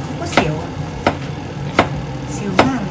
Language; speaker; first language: Japanese; non-native, learner; Thai